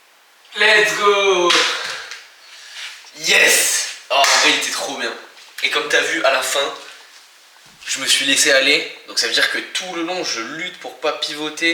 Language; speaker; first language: French; native; French